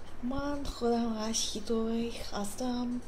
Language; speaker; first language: Persian; non-native, learner; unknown